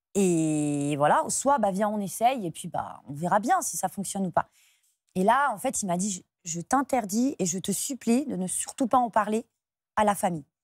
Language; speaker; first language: French; native; French